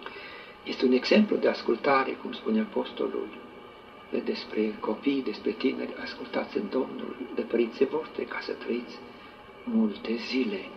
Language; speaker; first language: Romanian; native; Romanian